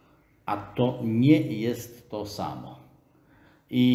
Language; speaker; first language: Polish; native; Polish